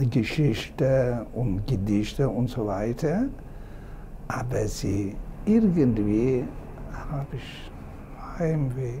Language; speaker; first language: German; non-native, fluent; Turkish